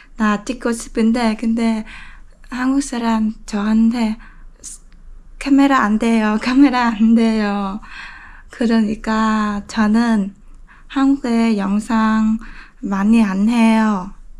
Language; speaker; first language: Korean; non-native, learner; Vietnamese